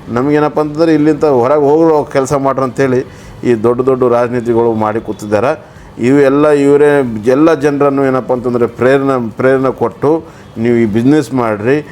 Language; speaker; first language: Kannada; non-native, local second language; Lambadi